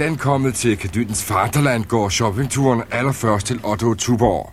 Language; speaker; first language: Danish; native; Danish